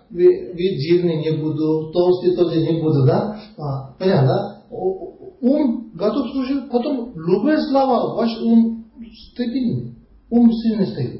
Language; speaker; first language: Russian; non-native, learner; Tibetan